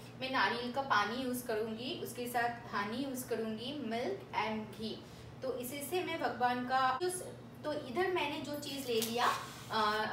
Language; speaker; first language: Hindi; non-native, local second language; Bangla